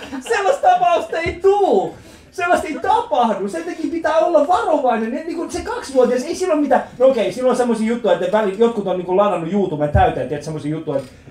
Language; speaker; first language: Finnish; early bilingual, other home language; Persian